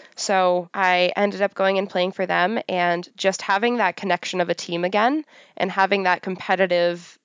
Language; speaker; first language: English; native; English